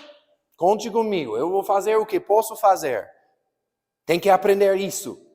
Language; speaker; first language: Portuguese; non-native, fluent; English